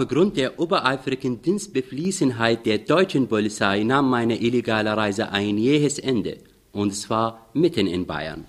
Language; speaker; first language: German; non-native, fluent; Arabic